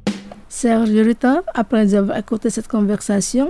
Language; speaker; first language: French; non-native, fluent; Indonesian